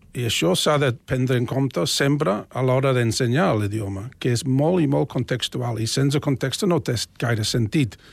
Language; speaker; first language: Catalan; non-native, fluent; English